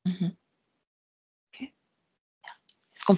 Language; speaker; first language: French; native; French